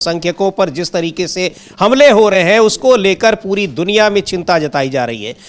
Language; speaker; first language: Hindi; native; Hindi